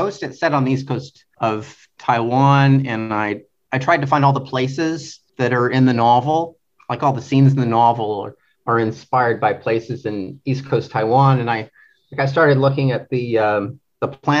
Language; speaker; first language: English; native; English